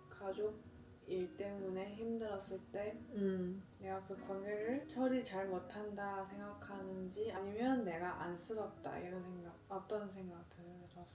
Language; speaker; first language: Korean; non-native, fluent; Chinese